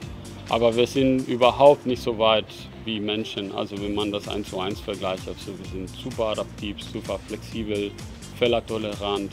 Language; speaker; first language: German; non-native, fluent; Spanish